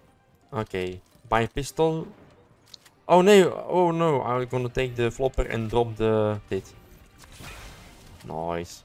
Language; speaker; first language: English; non-native, learner; Dutch